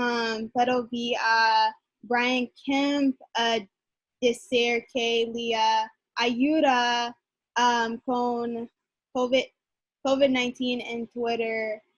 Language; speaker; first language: Spanish; non-native, learner; English